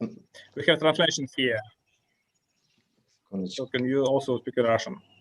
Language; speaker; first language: English; non-native, fluent; Russian